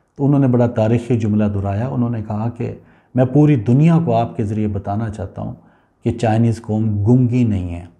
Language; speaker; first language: Urdu; non-native, local second language; Punjabi